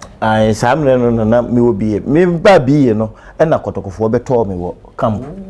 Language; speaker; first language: English; non-native, local second language; Akan